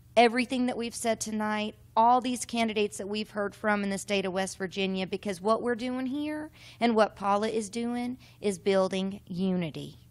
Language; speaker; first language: English; native; English